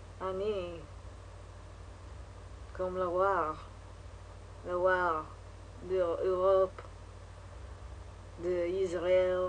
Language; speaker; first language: French; non-native, learner; English